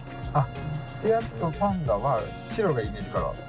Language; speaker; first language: Japanese; native; Japanese